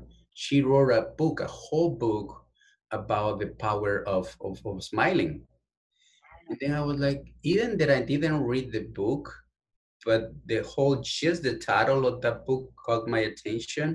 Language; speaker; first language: English; non-native, fluent; Spanish